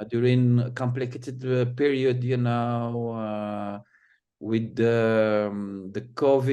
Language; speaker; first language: English; non-native, fluent; Arabic